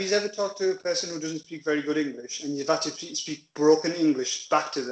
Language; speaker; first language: English; native; English